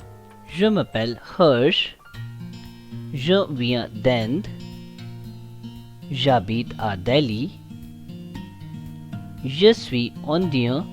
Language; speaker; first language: French; non-native, fluent; Hindi